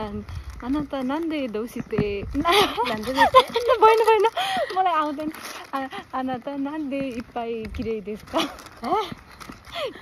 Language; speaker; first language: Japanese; non-native, learner; Nepali